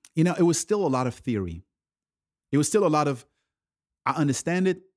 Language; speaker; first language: English; early bilingual, other home language; French